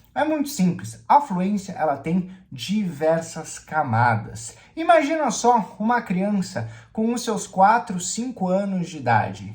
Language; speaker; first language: Portuguese; native; Portuguese